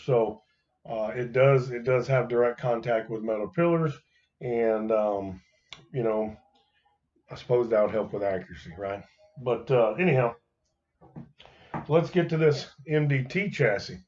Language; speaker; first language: English; native; English